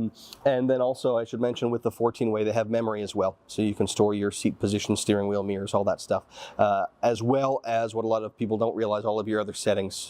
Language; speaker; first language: English; native; English